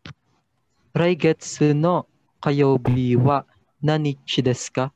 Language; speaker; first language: Japanese; non-native, learner; Filipino